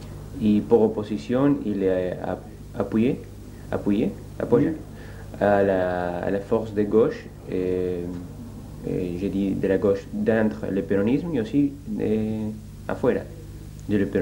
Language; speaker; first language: French; non-native, learner; Spanish